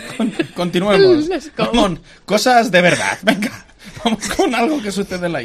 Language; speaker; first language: Spanish; native; Spanish